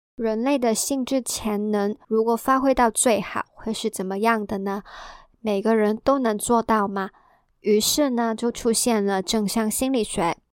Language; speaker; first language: Chinese; non-native, local second language; Cantonese